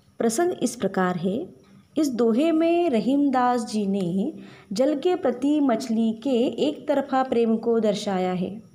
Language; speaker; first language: Hindi; non-native, local second language; Marathi